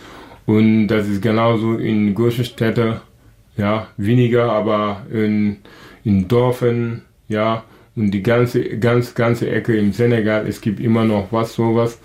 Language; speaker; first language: German; non-native, learner; Wolof